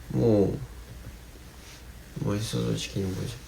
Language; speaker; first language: Korean; non-native, fluent; Japanese